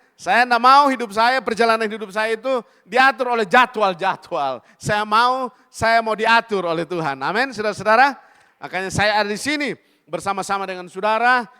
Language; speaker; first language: Indonesian; native; Indonesian